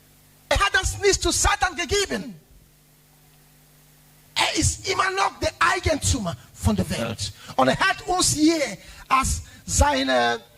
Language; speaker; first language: German; non-native, learner; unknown